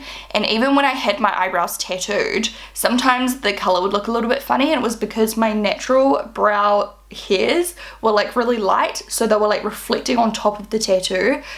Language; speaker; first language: English; native; English